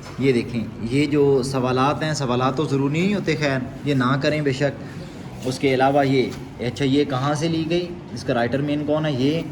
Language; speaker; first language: Urdu; non-native, local second language; Punjabi